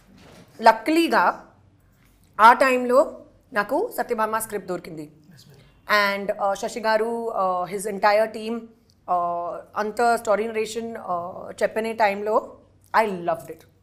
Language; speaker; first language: Telugu; non-native, learner; Hindi